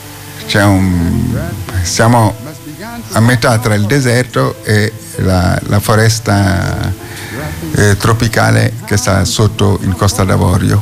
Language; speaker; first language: Italian; non-native, fluent; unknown